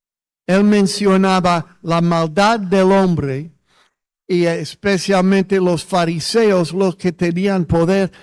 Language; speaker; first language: Spanish; non-native, fluent; English